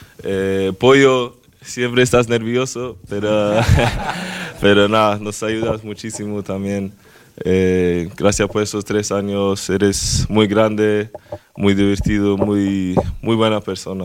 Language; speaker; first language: Spanish; non-native, fluent; Swedish